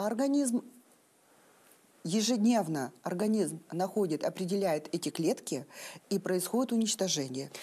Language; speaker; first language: Russian; native; Russian